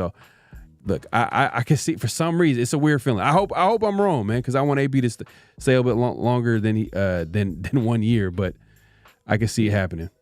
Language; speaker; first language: English; native; English